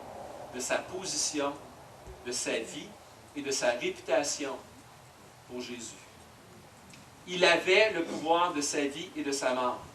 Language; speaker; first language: French; native; French